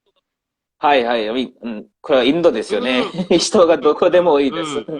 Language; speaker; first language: Japanese; non-native, learner; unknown